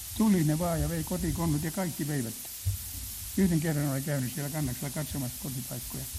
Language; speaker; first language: Finnish; native; Finnish